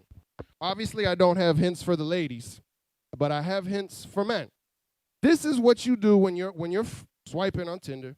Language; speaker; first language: English; native; English